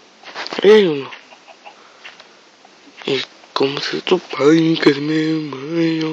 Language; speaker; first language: Spanish; native; Spanish